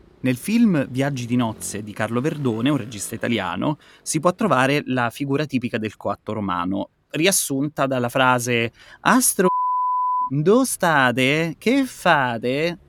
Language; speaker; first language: Italian; native; Italian